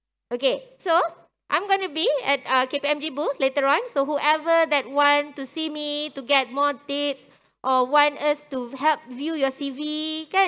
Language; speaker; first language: English; non-native, local second language; Malay